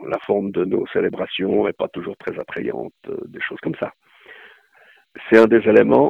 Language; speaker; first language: French; native; French